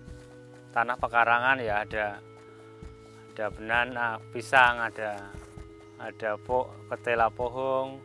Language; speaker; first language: Indonesian; non-native, local second language; Javanese